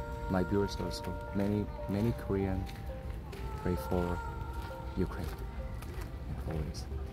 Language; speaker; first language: English; non-native, learner; Korean